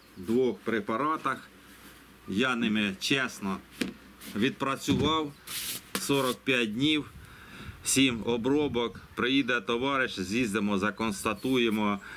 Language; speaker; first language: Ukrainian; non-native, local second language; Russian